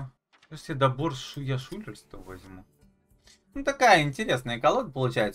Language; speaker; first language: Russian; native; Russian